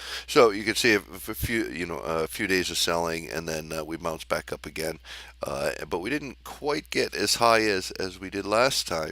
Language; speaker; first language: English; native; English